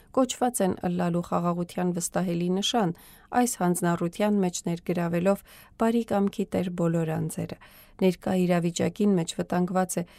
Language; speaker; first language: Armenian; native; Armenian